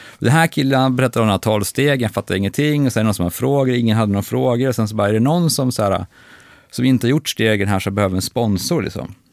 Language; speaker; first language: Swedish; native; Swedish